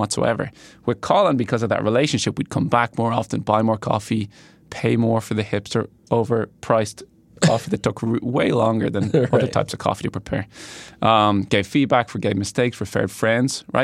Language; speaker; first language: English; native; English